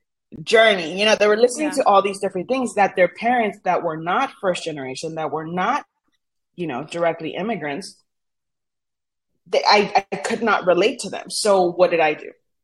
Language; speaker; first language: English; early bilingual, other home language; Spanish